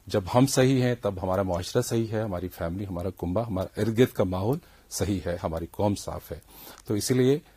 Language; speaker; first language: Hindi; non-native, local second language; Kashmiri